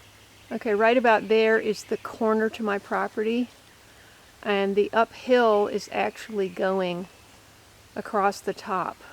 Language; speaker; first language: English; native; English